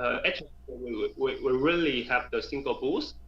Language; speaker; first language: English; non-native, learner; Chinese